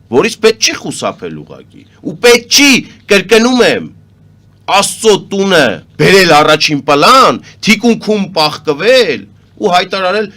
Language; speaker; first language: Armenian; native; Armenian